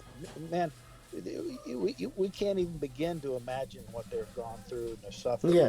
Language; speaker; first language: English; native; English